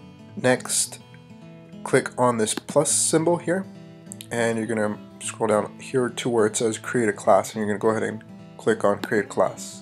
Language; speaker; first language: English; native; English